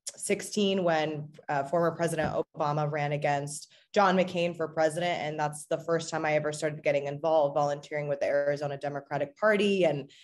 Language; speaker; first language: English; native; English